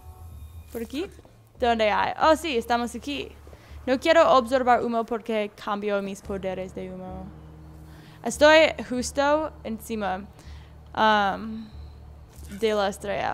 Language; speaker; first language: Spanish; non-native, learner; English